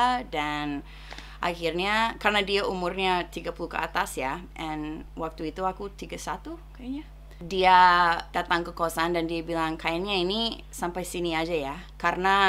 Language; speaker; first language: Indonesian; non-native, fluent; English